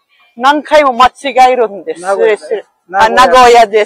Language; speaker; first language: Japanese; non-native, learner; Filipino